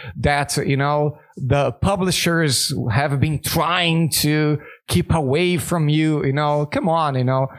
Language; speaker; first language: English; non-native, fluent; Portuguese